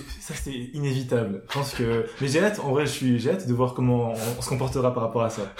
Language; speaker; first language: French; native; French